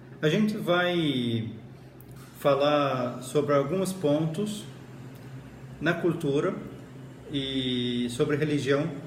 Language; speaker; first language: Portuguese; non-native, fluent; Arabic